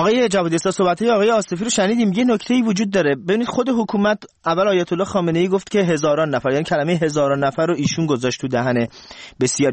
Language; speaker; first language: Persian; native; Persian